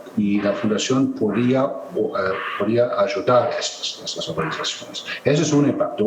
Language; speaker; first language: Spanish; non-native, fluent; German